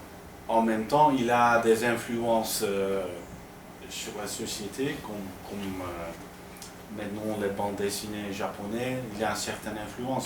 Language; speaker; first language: French; non-native, fluent; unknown